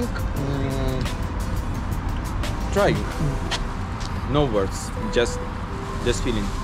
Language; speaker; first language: English; non-native, learner; Russian